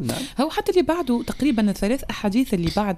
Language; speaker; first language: Arabic; native; Arabic